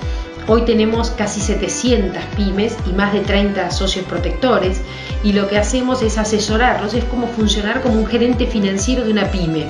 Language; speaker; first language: Spanish; native; Spanish